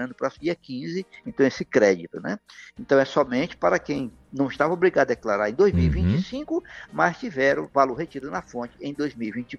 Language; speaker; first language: Portuguese; native; Portuguese